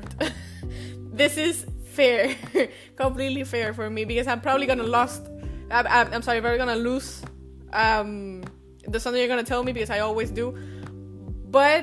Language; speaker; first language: English; non-native, fluent; Spanish